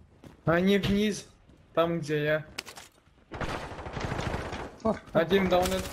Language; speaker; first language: Russian; non-native, local second language; Latvian